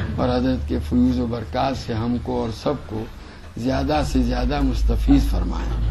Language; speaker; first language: Urdu; non-native, local second language; Gujarati